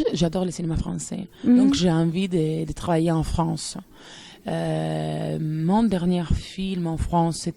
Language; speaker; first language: French; non-native, fluent; Italian